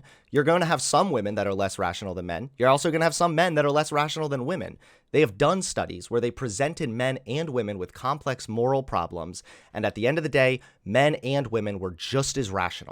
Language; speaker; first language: English; native; English